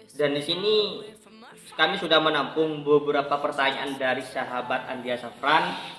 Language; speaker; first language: Indonesian; non-native, local second language; Madurese